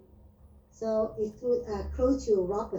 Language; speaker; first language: English; non-native, learner; Vietnamese